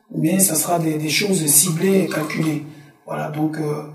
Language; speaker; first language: French; early bilingual, other home language; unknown